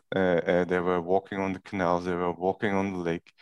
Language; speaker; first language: English; non-native, fluent; Dutch